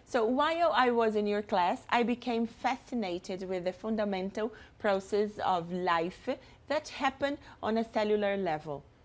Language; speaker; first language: English; non-native, fluent; Portuguese